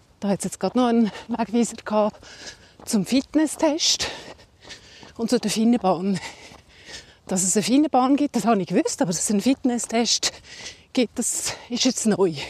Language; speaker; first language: German; native; German